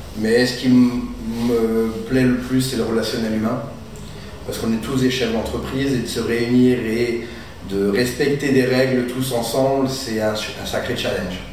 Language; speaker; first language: French; native; French